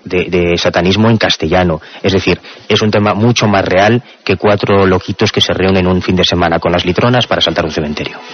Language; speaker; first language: Spanish; native; Spanish